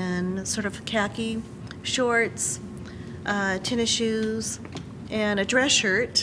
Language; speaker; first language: English; native; English